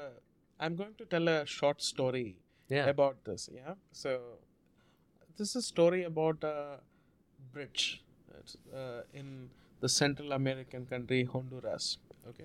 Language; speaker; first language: English; non-native, local second language; Malayalam